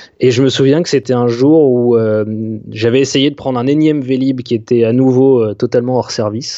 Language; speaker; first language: French; native; French